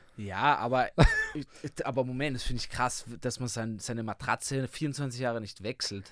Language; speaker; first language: German; native; German